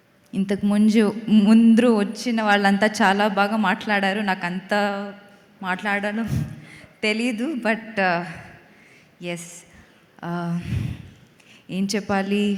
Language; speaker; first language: Telugu; non-native, fluent; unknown